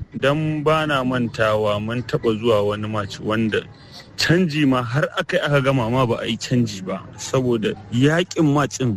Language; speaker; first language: Hausa; native; Hausa